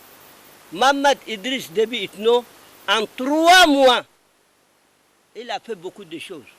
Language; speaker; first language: French; non-native, local second language; Arabic